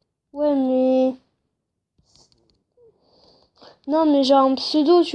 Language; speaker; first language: French; native; French